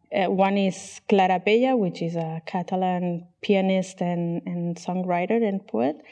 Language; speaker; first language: English; non-native, fluent; Catalan